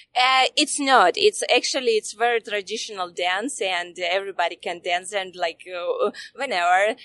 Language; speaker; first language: English; non-native, fluent; Russian